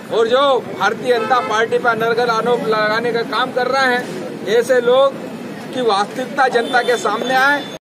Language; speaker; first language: Hindi; native; Hindi